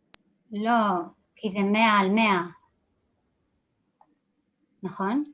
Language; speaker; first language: Hebrew; non-native, fluent; English